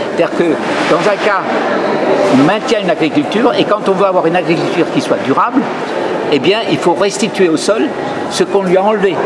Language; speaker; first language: French; native; French